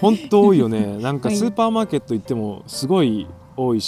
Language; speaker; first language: Japanese; native; Japanese